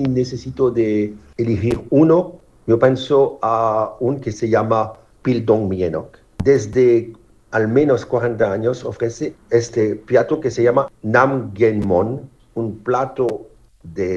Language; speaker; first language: Spanish; non-native, fluent; French